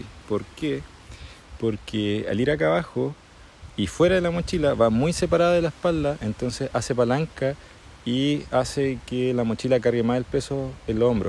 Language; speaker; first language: Spanish; native; Spanish